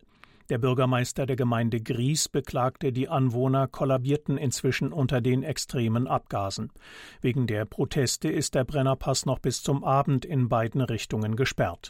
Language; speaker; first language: German; native; German